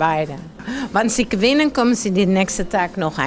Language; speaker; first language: German; non-native, learner; Dutch